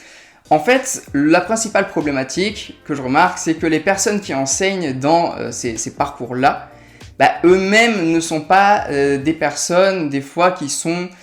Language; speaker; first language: French; native; French